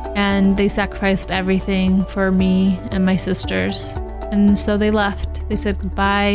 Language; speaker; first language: English; native; English